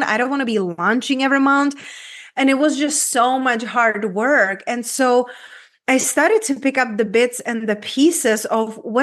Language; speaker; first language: English; non-native, fluent; Czech